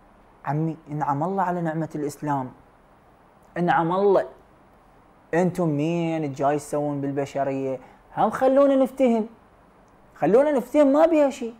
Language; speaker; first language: Arabic; native; Arabic